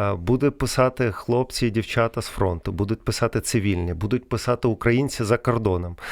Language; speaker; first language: Ukrainian; non-native, local second language; Russian